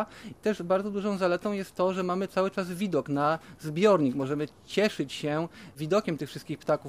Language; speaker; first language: Polish; native; Polish